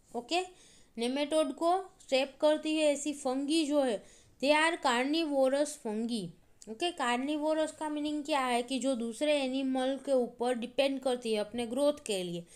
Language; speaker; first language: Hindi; non-native, local second language; Gujarati